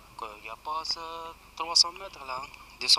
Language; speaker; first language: French; non-native, learner; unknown